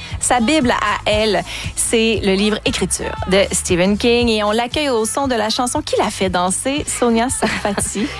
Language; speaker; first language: French; native; French